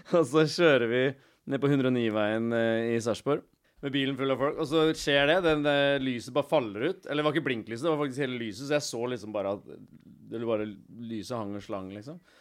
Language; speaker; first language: Norwegian; native; Norwegian